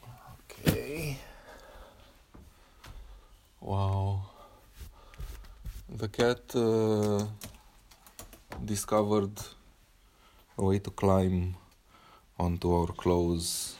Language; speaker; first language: English; non-native, fluent; Romanian